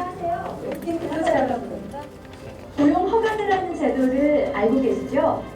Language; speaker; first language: Korean; native; Korean